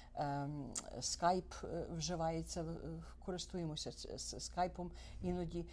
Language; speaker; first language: Ukrainian; early bilingual, heritage; Ukrainian